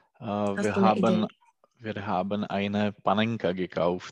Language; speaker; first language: German; non-native, learner; Czech